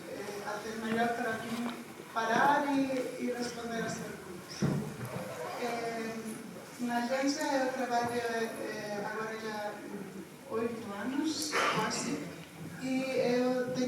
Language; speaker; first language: Portuguese; non-native, fluent; Spanish